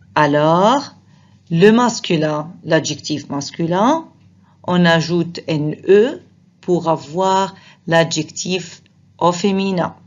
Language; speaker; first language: French; non-native, fluent; Arabic